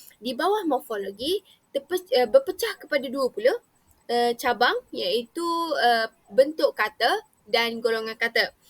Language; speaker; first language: Malay; native; Malay